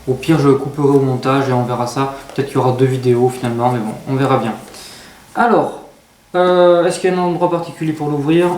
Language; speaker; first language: French; native; French